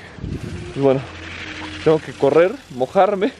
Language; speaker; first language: Spanish; native; Spanish